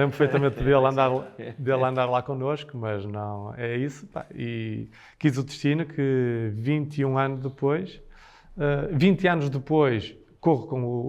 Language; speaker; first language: Portuguese; native; Portuguese